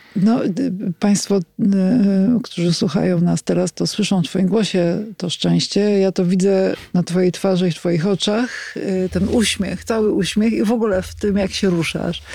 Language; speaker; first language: Polish; native; Polish